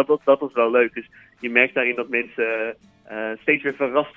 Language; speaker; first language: Dutch; native; Dutch